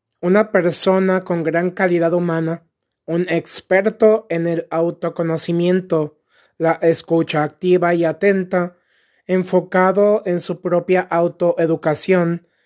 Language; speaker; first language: Spanish; native; Spanish